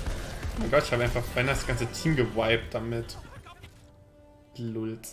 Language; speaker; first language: German; native; German